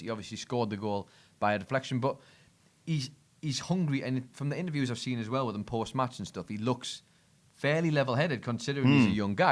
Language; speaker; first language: English; native; English